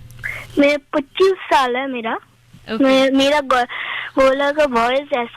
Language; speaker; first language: Hindi; non-native, local second language; Bangla